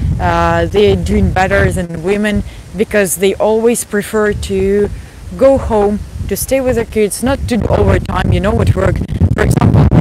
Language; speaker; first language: English; non-native, fluent; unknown